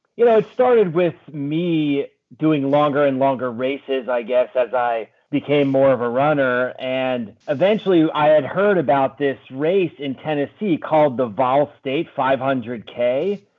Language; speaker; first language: English; native; English